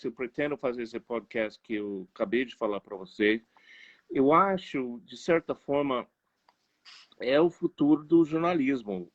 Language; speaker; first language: Portuguese; non-native, fluent; English